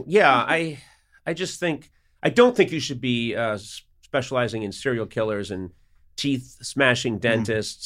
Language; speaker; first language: English; native; English